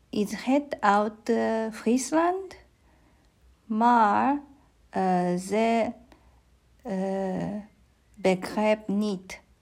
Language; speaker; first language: Dutch; non-native, learner; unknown